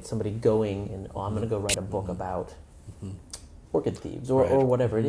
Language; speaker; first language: English; native; English